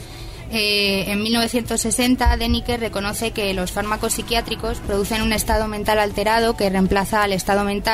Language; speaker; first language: Spanish; native; Spanish